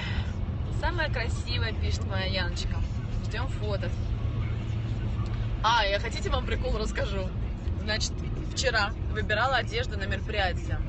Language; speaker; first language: Russian; native; Russian